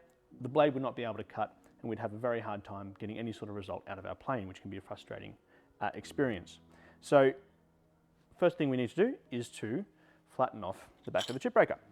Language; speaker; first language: English; native; English